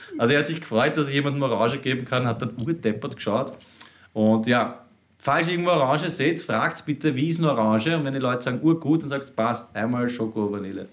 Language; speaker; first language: German; native; German